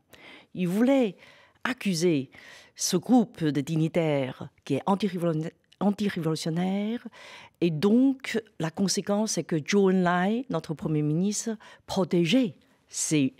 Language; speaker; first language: French; non-native, fluent; Chinese